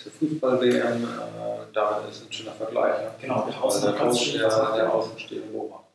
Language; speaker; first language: German; native; German